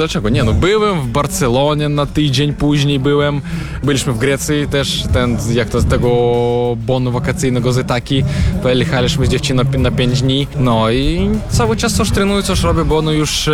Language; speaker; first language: Polish; non-native, fluent; Russian